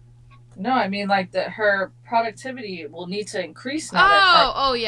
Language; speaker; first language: English; native; English